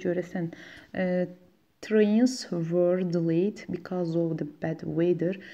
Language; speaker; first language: English; non-native, fluent; Azerbaijani